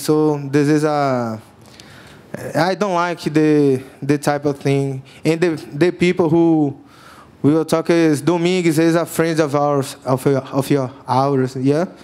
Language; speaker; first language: English; non-native, learner; Portuguese